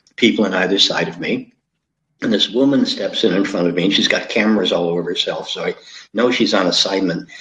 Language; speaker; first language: English; native; English